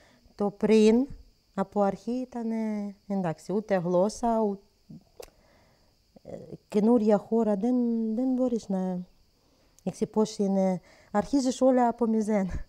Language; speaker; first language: Greek; non-native, learner; Ukrainian